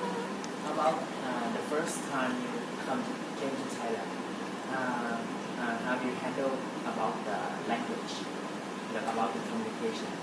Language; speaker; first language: English; non-native, learner; Thai